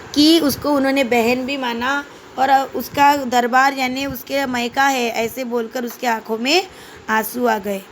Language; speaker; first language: Hindi; non-native, local second language; Marathi